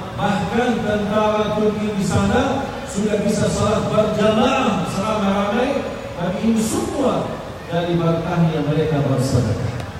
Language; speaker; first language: Indonesian; non-native, fluent; Arabic